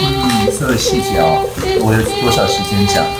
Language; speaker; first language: Chinese; native; Chinese